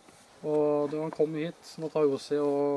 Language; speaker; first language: Norwegian; native; Norwegian